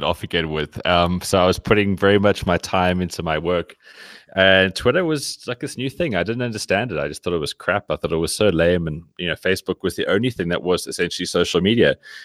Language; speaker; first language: English; native; English